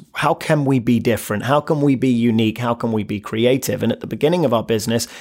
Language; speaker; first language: English; native; English